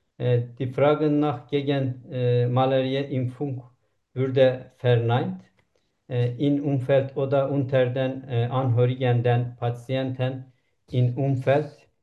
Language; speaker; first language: German; non-native, learner; Turkish